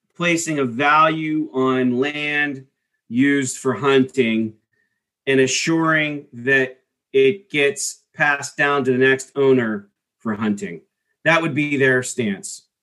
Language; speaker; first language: English; native; English